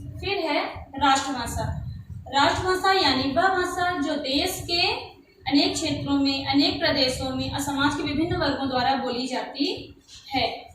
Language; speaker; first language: Hindi; native; Hindi